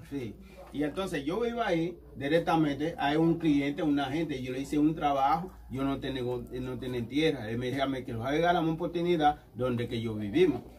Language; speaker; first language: Spanish; non-native, learner; Haitian Creole